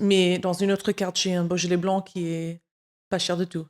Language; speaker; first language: French; non-native, fluent; English